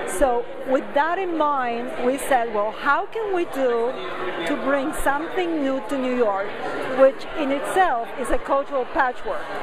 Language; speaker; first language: English; non-native, fluent; Spanish